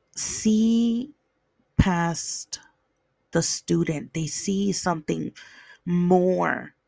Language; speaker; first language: English; native; English